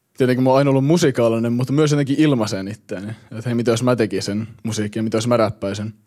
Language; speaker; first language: Finnish; early bilingual, heritage; Finnish